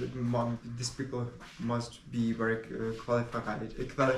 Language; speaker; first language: English; non-native, learner; Ukrainian